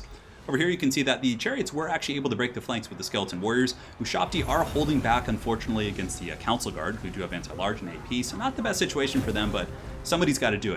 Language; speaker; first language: English; native; English